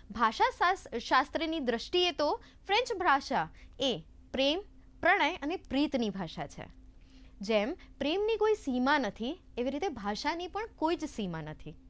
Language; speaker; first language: Gujarati; native; Gujarati